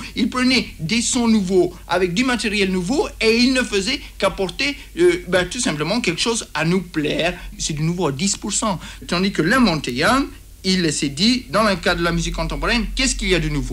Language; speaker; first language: French; native; French